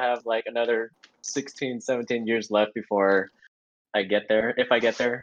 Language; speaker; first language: English; native; English